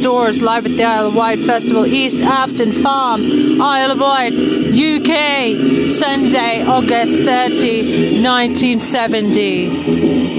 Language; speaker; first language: English; native; English